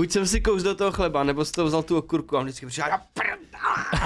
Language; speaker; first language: Czech; native; Czech